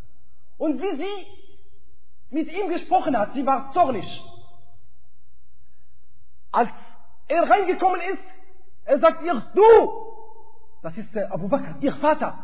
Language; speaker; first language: German; non-native, fluent; Arabic